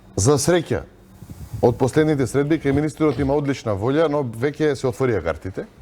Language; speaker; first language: Macedonian; native; Macedonian